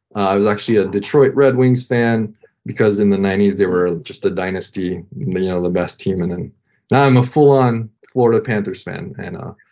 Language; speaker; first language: English; non-native, fluent; French